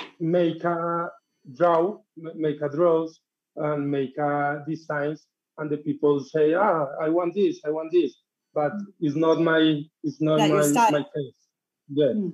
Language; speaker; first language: English; non-native, learner; Spanish